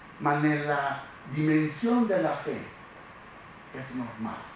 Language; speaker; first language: Spanish; non-native, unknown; Italian